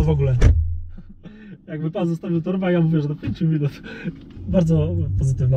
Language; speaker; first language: Polish; native; Polish